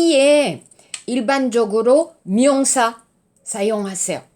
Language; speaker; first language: Korean; non-native, learner; French